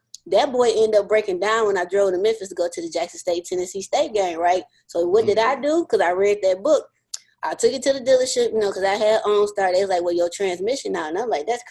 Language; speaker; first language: English; native; English